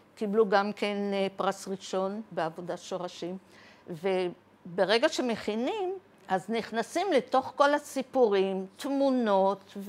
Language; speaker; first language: Hebrew; early bilingual, other home language; Arabic